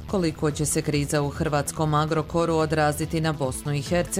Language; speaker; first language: Serbian; native; Serbian